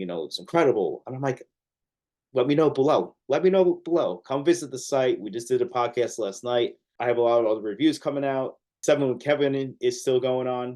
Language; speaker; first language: English; native; English